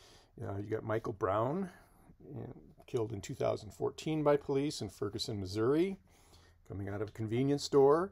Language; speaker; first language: English; native; English